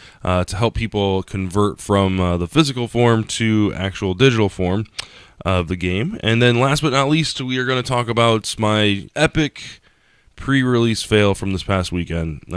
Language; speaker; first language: English; native; English